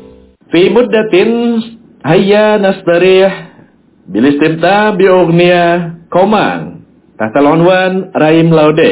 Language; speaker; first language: Arabic; non-native, fluent; Indonesian